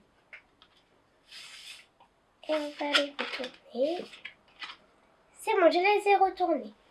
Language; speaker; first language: French; native; French